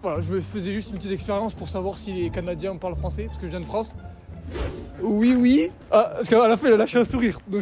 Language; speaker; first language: French; native; French